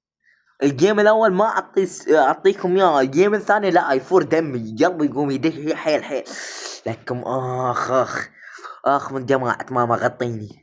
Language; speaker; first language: Arabic; native; Arabic